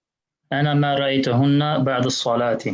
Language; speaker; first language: Arabic; non-native, learner; Albanian